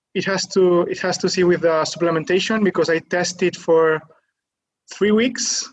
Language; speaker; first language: English; non-native, fluent; Catalan